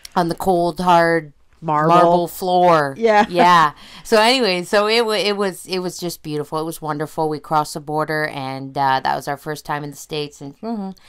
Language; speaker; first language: English; native; English